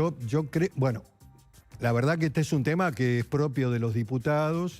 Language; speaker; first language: Spanish; native; Spanish